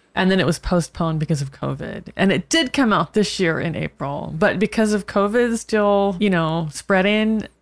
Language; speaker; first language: English; native; English